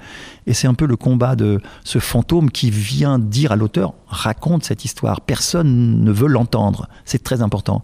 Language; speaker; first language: French; native; French